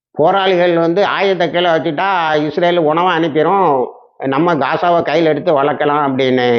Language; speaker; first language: Tamil; native; Tamil